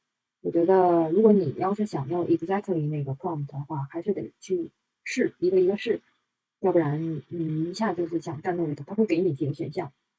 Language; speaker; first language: Chinese; native; Chinese